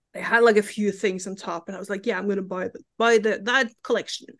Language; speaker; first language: English; non-native, fluent; Norwegian